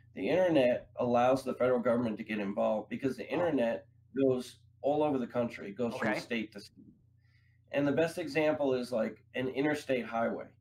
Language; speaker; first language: English; native; English